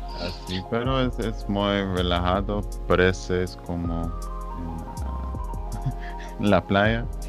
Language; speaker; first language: Spanish; non-native, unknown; English